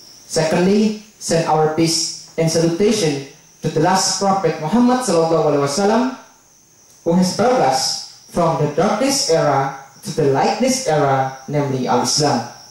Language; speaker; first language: English; non-native, learner; Indonesian